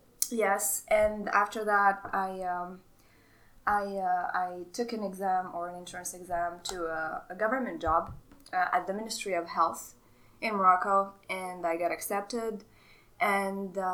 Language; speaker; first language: English; non-native, fluent; Arabic